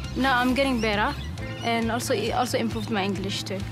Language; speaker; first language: English; non-native, fluent; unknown